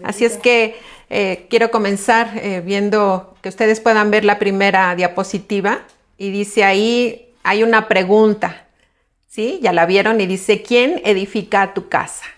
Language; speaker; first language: Spanish; native; Spanish